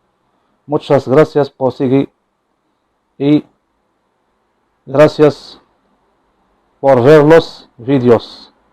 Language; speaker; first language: Spanish; non-native, learner; Arabic